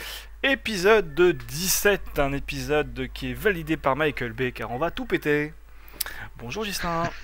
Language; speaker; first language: French; native; French